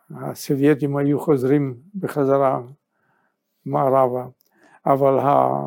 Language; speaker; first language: Hebrew; non-native, fluent; Yiddish